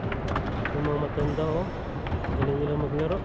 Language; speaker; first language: Filipino; native; Filipino